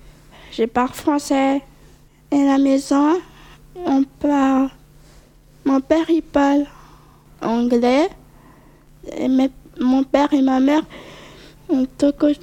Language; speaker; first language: French; early bilingual, other home language; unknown